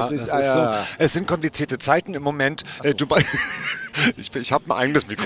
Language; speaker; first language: German; native; German